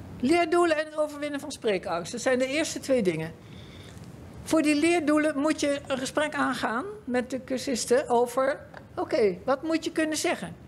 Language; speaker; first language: Dutch; native; Dutch